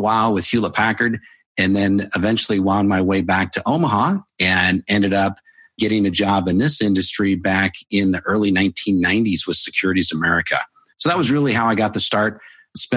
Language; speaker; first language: English; native; English